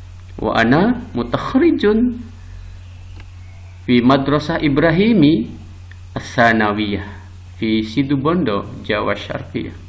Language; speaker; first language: Arabic; non-native, fluent; Indonesian